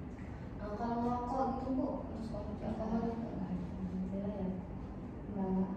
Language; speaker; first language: Indonesian; native; Indonesian